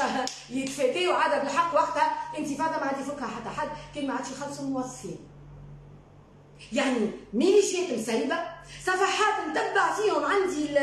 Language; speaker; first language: Arabic; native; Arabic